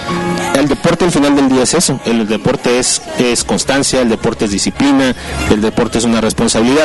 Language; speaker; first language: Spanish; native; Spanish